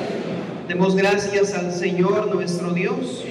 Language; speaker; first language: Spanish; native; Spanish